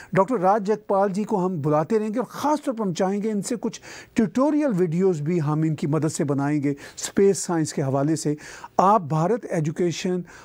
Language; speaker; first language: Urdu; non-native, local second language; Punjabi